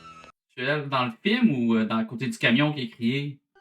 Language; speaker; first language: French; native; French